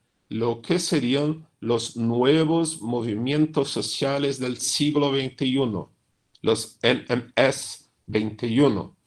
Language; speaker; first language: Spanish; non-native, fluent; Portuguese